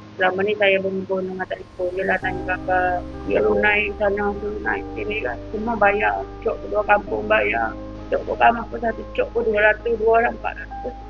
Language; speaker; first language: Malay; native; Malay